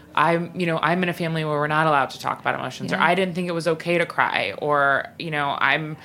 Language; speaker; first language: English; native; English